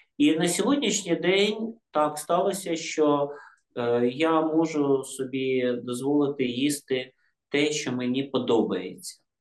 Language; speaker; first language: Ukrainian; non-native, local second language; Russian